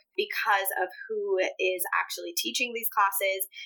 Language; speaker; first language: English; early bilingual, other home language; Spanish